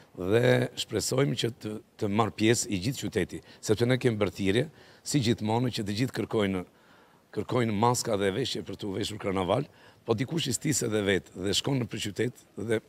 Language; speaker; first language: Albanian; native; Albanian